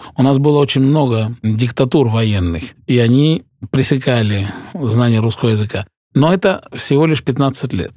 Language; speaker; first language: Russian; early bilingual, heritage; Russian